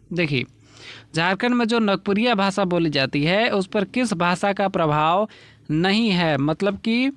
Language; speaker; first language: Hindi; native; Hindi